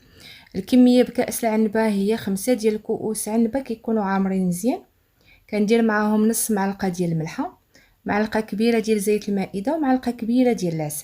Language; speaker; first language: Arabic; native; Arabic